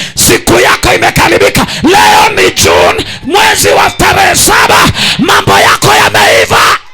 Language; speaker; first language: Swahili; non-native, local second language; Kamba